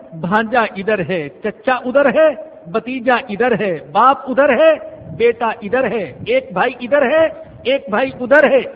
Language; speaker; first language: Urdu; non-native, local second language; Punjabi